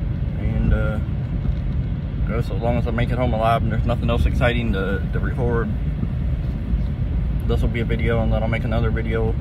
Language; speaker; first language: English; native; English